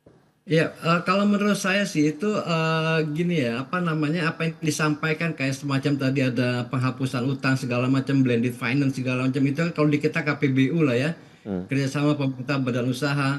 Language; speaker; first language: Indonesian; native; Indonesian